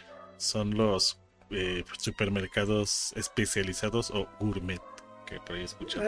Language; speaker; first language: Spanish; native; Spanish